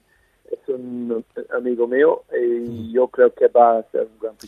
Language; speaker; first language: Spanish; non-native, fluent; English